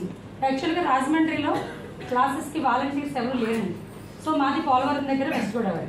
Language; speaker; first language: Telugu; native; Telugu